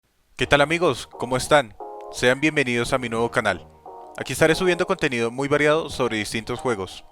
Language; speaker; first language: Spanish; native; Spanish